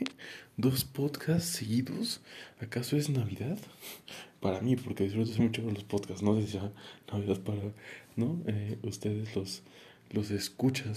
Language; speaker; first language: Spanish; native; Spanish